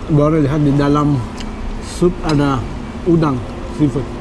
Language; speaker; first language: Indonesian; non-native, fluent; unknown